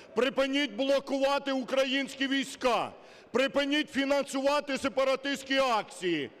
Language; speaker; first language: Ukrainian; native; Ukrainian